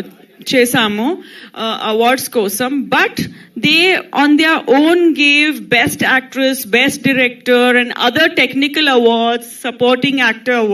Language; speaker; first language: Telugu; non-native, local second language; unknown